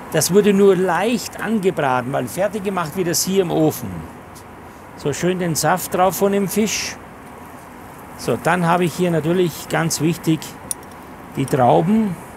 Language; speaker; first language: German; native; German